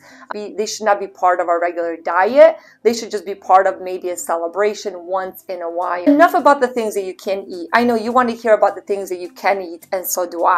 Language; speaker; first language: English; native; English